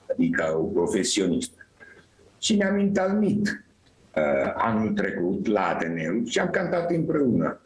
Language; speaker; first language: Romanian; non-native, fluent; Italian